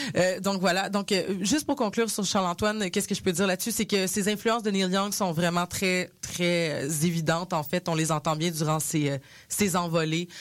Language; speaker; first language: French; non-native, local second language; English